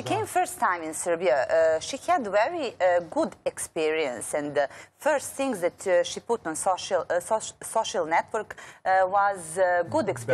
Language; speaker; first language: English; non-native, learner; Serbian